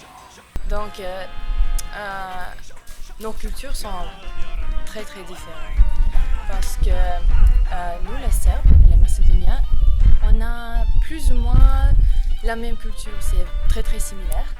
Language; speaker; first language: French; non-native, fluent; Serbian